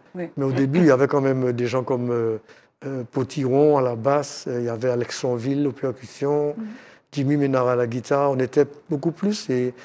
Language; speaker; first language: French; native; French